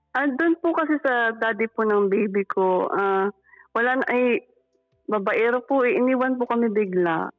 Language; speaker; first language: Filipino; non-native, local second language; Pangasinan